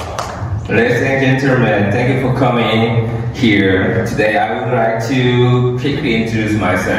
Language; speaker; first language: English; non-native, learner; Korean